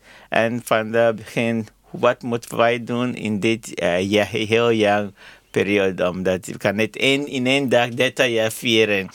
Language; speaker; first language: Dutch; non-native, learner; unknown